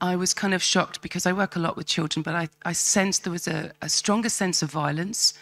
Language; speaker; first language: English; native; English